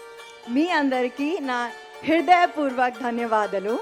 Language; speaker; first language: Telugu; non-native, learner; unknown